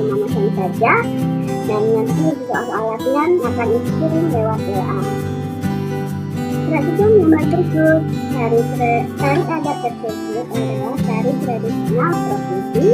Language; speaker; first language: Indonesian; native; Indonesian